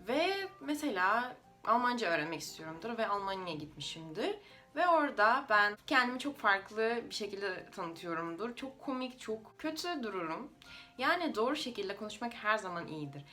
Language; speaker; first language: Turkish; non-native, fluent; Russian